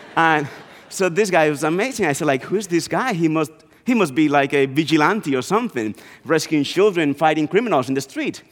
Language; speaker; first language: English; non-native, fluent; Spanish